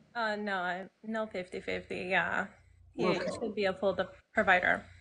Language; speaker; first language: English; native; English